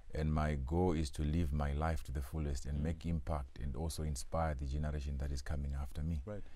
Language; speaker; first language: English; non-native, local second language; Shona